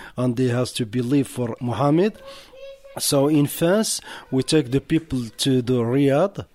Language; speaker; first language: English; non-native, learner; Arabic